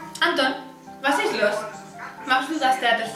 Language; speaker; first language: German; non-native, learner; Spanish